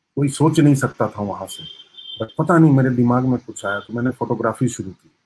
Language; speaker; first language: Hindi; native; Hindi